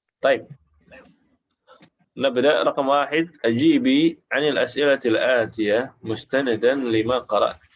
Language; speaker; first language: Arabic; non-native, fluent; Indonesian